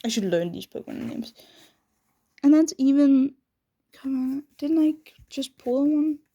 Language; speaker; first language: English; non-native, fluent; Danish